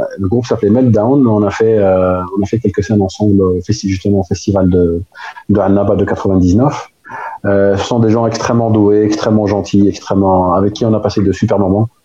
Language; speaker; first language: French; non-native, local second language; Arabic